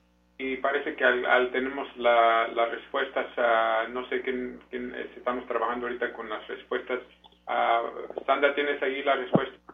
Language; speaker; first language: Spanish; early bilingual, heritage; Spanish